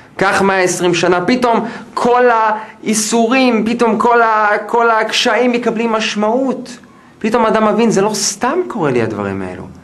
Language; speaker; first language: Hebrew; non-native, fluent; English